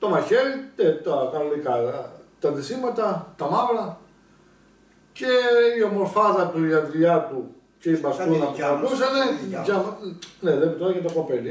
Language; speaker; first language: Greek; native; Greek